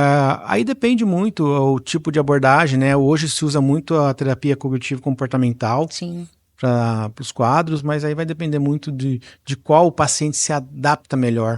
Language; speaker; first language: Portuguese; native; Portuguese